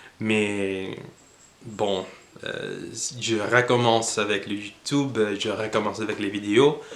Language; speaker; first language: French; non-native, fluent; English